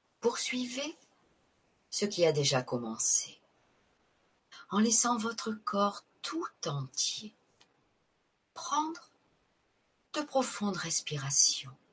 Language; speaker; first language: French; native; French